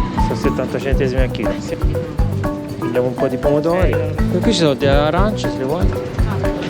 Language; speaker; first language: Italian; native; Italian